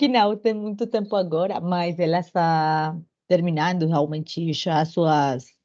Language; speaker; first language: Portuguese; non-native, learner; Spanish